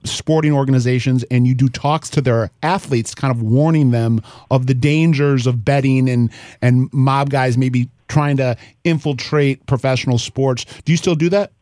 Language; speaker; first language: English; native; English